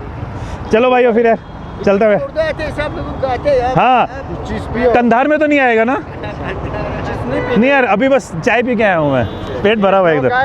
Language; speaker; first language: Hindi; native; Hindi